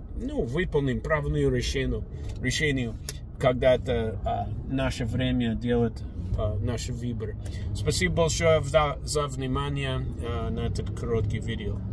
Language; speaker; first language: Russian; non-native, learner; English